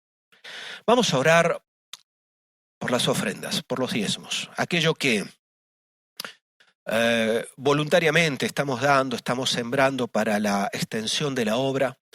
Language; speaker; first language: Spanish; native; Spanish